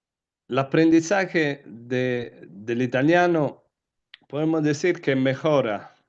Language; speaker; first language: Spanish; non-native, fluent; Italian